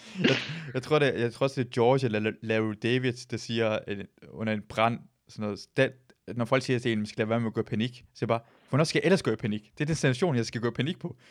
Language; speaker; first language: Danish; early bilingual, other home language; Persian